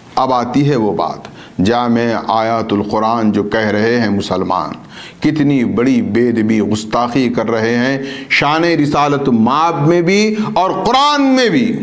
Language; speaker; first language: Urdu; native; Urdu